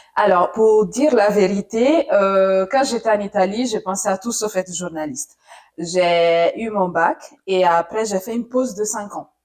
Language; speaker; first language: French; non-native, fluent; Italian